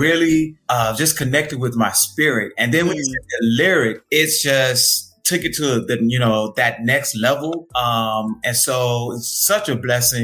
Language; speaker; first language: English; native; English